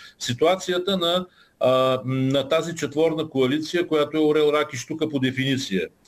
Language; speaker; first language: Bulgarian; native; Bulgarian